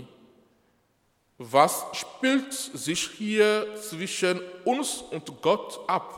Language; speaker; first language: German; non-native, fluent; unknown